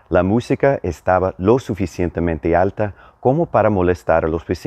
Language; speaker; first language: Spanish; non-native, fluent; English